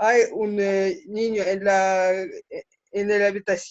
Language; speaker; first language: Spanish; non-native, learner; Russian